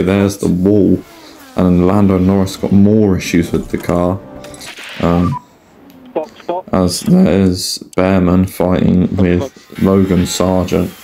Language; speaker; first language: English; native; English